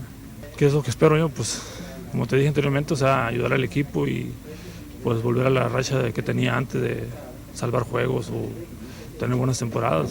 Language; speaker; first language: Spanish; native; Spanish